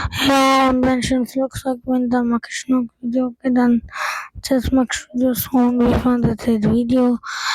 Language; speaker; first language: German; non-native, learner; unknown